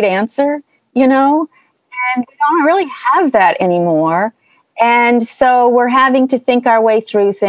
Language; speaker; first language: English; native; English